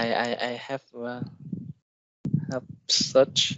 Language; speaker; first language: English; non-native, learner; Vietnamese